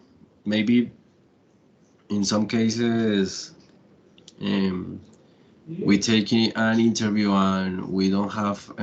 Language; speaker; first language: English; non-native, learner; Spanish